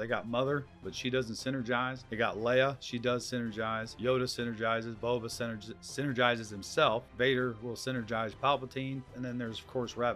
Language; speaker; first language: English; native; English